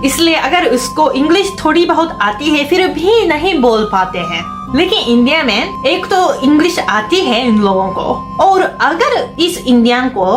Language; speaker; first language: Hindi; non-native, fluent; Japanese